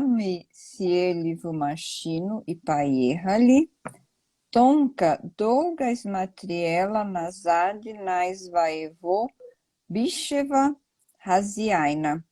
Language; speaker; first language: Russian; non-native, learner; Portuguese